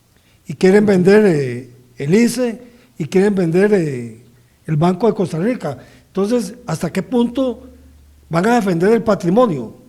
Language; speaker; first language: Spanish; native; Spanish